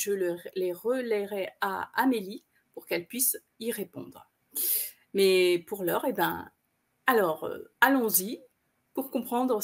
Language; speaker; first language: French; native; French